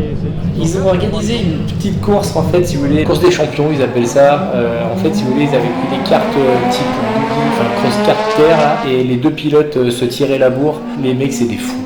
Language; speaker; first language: French; native; French